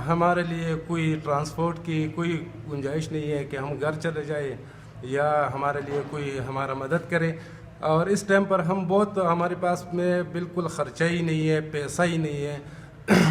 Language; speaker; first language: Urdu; non-native, local second language; Pashto